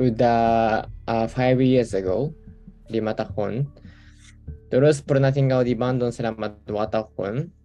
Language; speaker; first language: Indonesian; non-native, fluent; Japanese